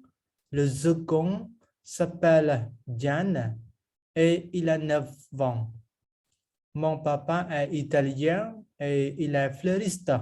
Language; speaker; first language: French; non-native, fluent; Khmer